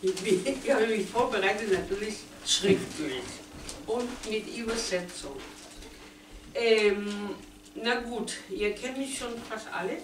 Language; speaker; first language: German; non-native, learner; Spanish